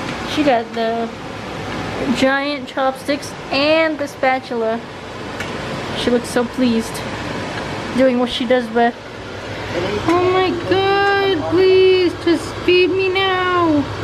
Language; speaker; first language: English; native; English